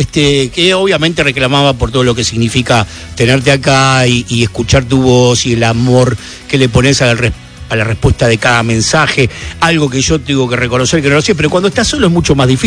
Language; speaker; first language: Spanish; native; Spanish